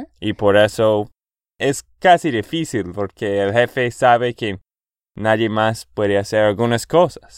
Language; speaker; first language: Spanish; non-native, fluent; English